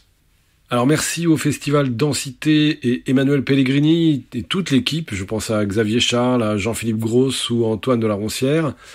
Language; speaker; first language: French; native; French